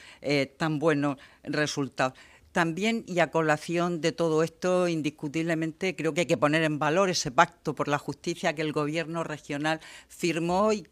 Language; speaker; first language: Spanish; native; Spanish